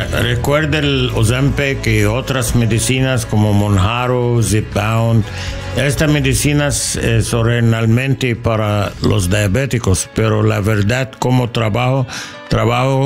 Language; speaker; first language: Spanish; non-native, learner; English